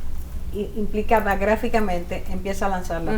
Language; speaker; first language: Spanish; native; Spanish